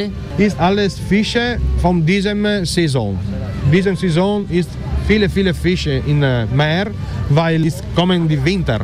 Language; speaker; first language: German; non-native, learner; Italian